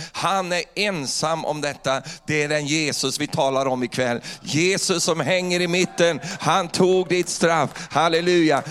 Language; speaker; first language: Swedish; native; Swedish